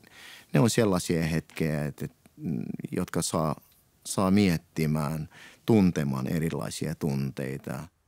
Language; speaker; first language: Finnish; non-native, fluent; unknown